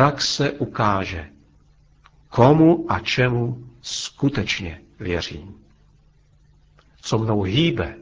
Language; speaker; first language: Czech; native; Czech